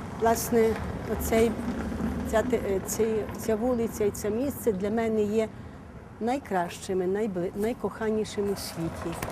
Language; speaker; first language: Ukrainian; native; Ukrainian